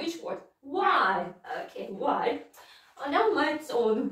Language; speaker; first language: English; non-native, fluent; Russian